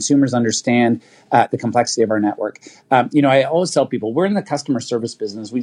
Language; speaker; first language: English; native; English